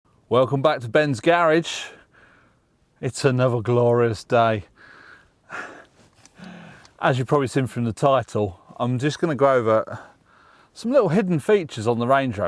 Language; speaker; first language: English; native; English